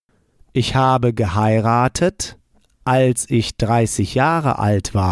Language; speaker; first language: German; non-native, fluent; English